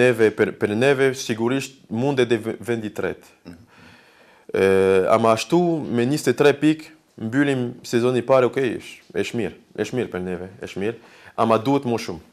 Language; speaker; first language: Albanian; non-native, learner; French